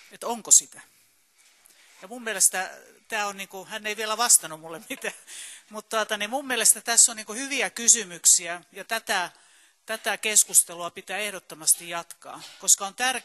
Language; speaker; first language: Finnish; native; Finnish